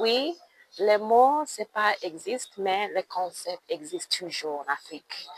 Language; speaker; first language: French; non-native, learner; English